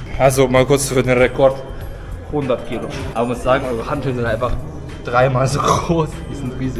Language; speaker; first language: German; native; German